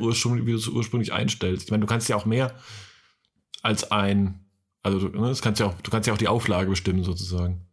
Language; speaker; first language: German; native; German